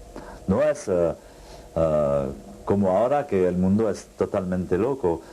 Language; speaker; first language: Spanish; non-native, fluent; French